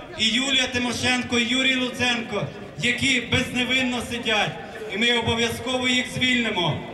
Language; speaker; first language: Ukrainian; native; Ukrainian